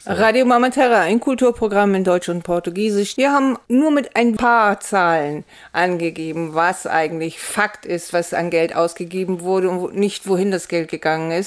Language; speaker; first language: German; native; German